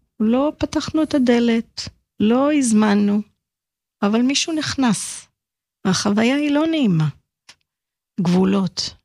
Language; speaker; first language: Hebrew; early bilingual, other home language; English